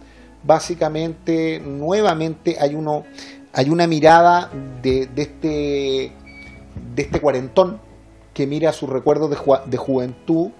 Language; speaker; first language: Spanish; native; Spanish